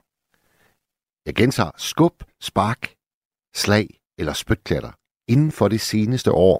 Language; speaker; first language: Danish; native; Danish